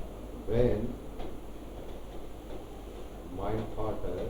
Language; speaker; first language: German; non-native, learner; Hindi